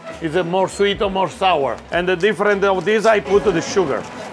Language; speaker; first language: English; non-native, learner; Italian